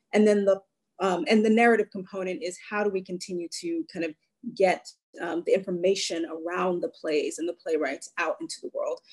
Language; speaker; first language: English; native; English